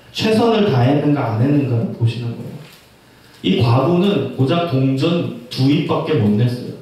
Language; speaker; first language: Korean; native; Korean